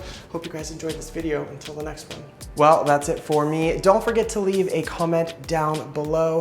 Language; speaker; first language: English; native; English